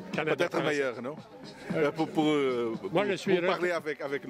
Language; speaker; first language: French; non-native, learner; Portuguese